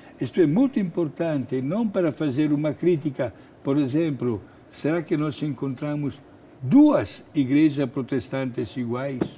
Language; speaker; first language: Portuguese; non-native, fluent; Italian